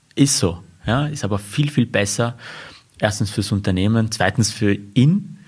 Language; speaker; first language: German; early bilingual, other home language; Armenian